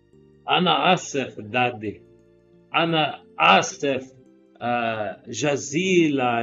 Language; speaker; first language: Arabic; non-native, learner; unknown